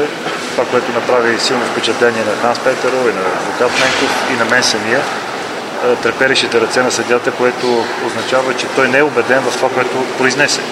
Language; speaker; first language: Bulgarian; native; Bulgarian